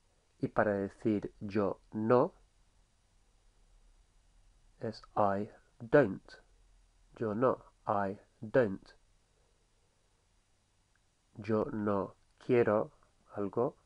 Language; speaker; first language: Spanish; non-native, fluent; English